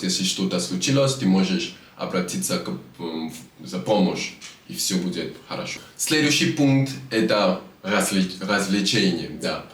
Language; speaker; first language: Russian; non-native, fluent; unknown